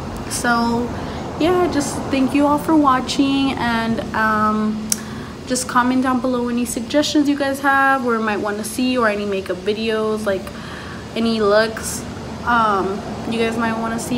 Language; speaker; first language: English; early bilingual, other home language; Spanish